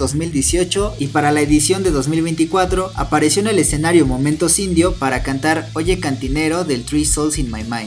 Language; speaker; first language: Spanish; native; Spanish